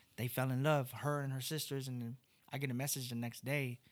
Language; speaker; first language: English; native; English